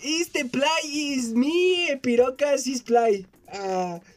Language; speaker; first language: English; non-native, learner; Spanish